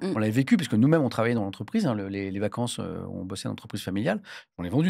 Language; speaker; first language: French; native; French